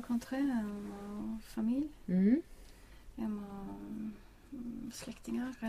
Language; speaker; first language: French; non-native, learner; Swedish